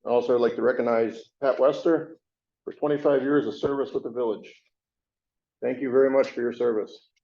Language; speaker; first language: English; native; English